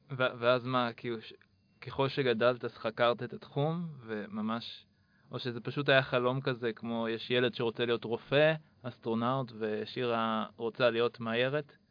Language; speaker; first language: Hebrew; native; Hebrew